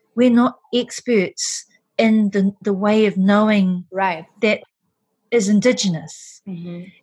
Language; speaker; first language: English; native; English